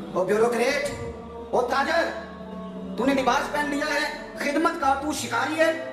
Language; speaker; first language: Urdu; non-native, local second language; Punjabi